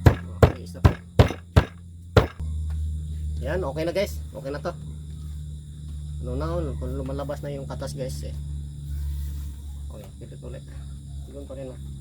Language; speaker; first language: Filipino; non-native, local second language; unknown